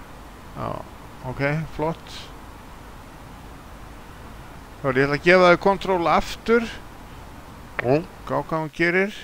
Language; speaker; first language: Icelandic; native; Icelandic